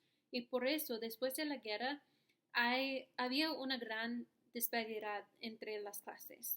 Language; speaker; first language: Spanish; non-native, learner; English